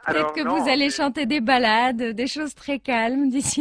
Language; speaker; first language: French; non-native, local second language; Arabic